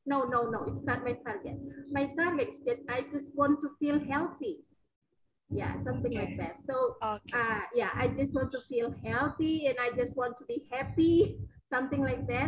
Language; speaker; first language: English; non-native, fluent; Indonesian